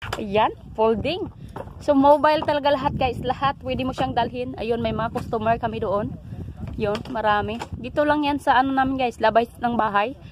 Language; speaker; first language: Filipino; non-native, local second language; Cebuano